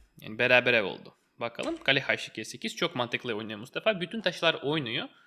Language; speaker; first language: Turkish; non-native, fluent; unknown